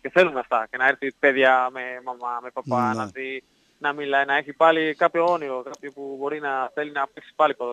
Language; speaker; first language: Greek; non-native, learner; Spanish